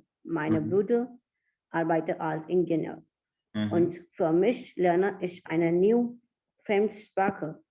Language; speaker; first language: German; non-native, learner; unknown